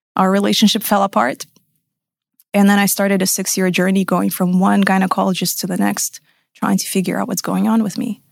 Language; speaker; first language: English; non-native, fluent; Russian